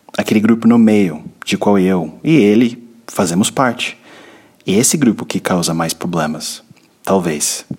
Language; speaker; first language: Portuguese; non-native, fluent; English